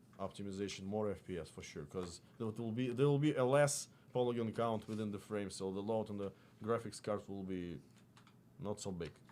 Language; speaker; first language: English; non-native, fluent; Russian